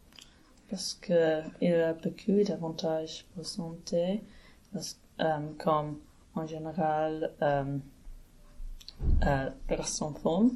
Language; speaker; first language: French; non-native, learner; English